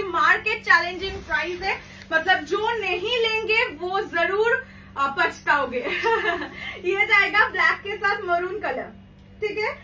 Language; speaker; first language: Hindi; non-native, local second language; Bangla